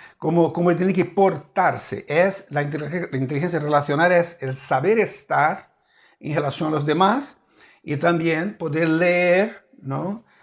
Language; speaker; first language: Spanish; non-native, fluent; Portuguese